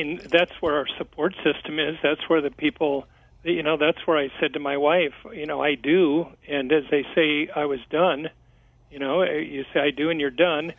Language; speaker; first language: English; native; English